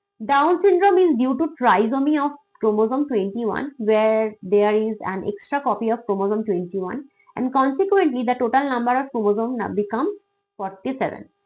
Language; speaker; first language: English; non-native, local second language; Bangla